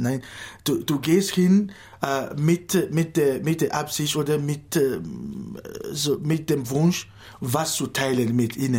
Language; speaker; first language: German; non-native, fluent; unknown